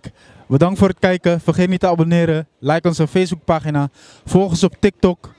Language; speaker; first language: Dutch; native; Dutch